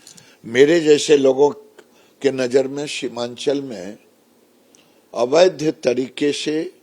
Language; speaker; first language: Hindi; native; Hindi